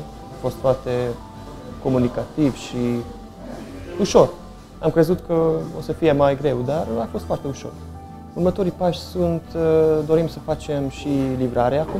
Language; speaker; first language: Romanian; non-native, local second language; Hungarian